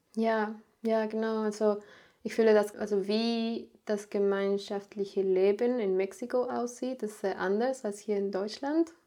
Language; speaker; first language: German; non-native, fluent; Spanish